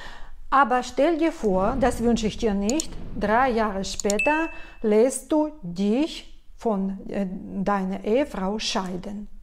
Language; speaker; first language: German; non-native, fluent; Russian